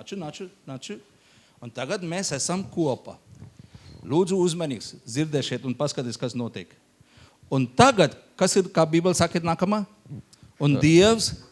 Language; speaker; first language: Latvian; non-native, learner; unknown